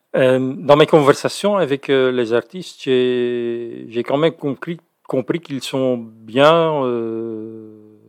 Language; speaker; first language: French; native; French